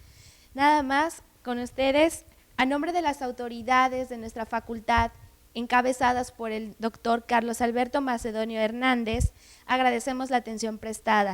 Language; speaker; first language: Spanish; native; Spanish